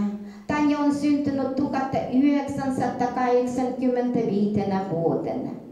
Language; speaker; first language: Finnish; early bilingual, heritage; Finnish